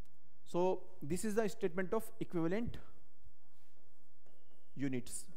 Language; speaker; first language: English; non-native, local second language; Hindi